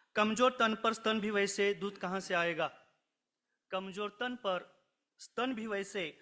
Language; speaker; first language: Hindi; non-native, local second language; Marathi